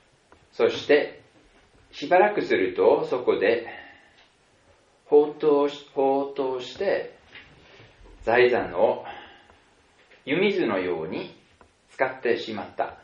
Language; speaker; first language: Japanese; non-native, fluent; German